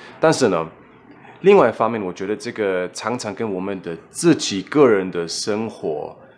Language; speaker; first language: Chinese; non-native, fluent; German